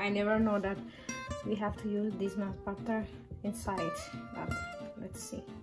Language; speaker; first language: English; non-native, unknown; Thai